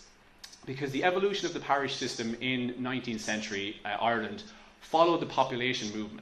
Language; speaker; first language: English; native; English